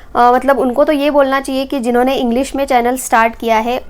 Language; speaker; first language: Hindi; non-native, local second language; Marathi